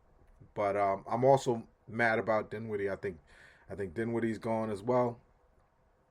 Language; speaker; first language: English; native; English